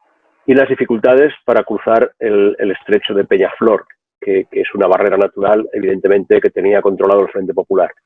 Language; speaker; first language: Spanish; native; Spanish